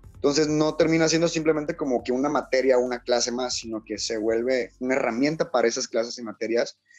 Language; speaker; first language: Spanish; native; Spanish